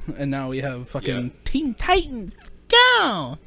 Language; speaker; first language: English; native; English